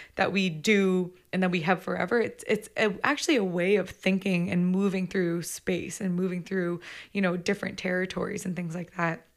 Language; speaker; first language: English; native; English